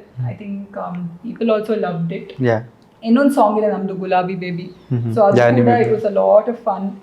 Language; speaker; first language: Kannada; non-native, local second language; Malayalam